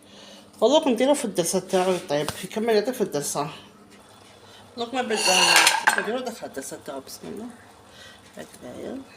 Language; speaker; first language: Arabic; native; Arabic